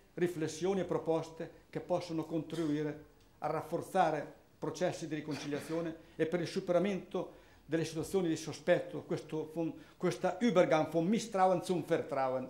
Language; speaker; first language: Italian; early bilingual, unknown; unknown